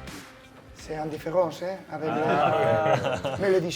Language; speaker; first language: French; non-native, learner; Spanish